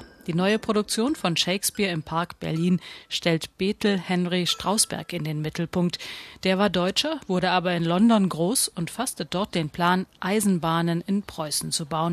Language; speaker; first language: German; native; German